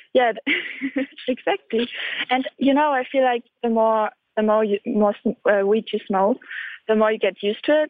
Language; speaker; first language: English; non-native, fluent; German